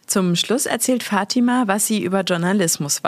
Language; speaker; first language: German; native; German